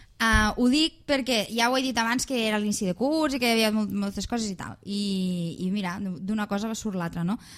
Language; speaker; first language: Catalan; native; Catalan